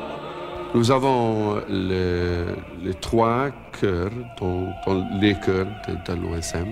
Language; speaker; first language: French; non-native, learner; English